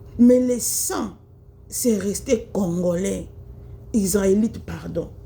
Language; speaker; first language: French; non-native, local second language; Lingala